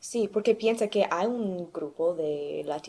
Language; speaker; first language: Spanish; non-native, learner; English